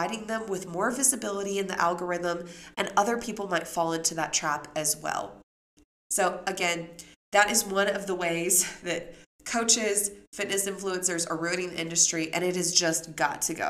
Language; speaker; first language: English; native; English